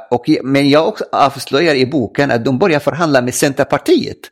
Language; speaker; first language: Swedish; non-native, fluent; Arabic